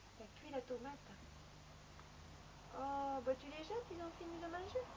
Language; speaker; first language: French; native; French